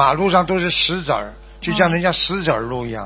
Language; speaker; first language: Chinese; native; Chinese